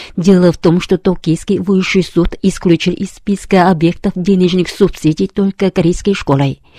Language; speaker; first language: Russian; non-native, fluent; Korean